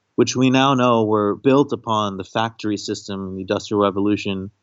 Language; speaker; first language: English; native; English